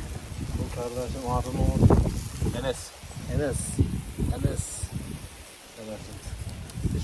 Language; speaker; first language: Turkish; non-native, learner; Kazakh